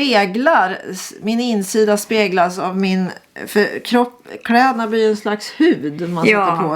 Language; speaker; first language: Swedish; native; Swedish